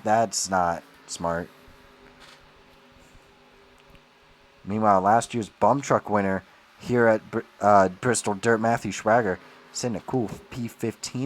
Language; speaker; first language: English; native; English